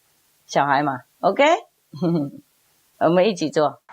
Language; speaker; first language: Chinese; non-native, fluent; Vietnamese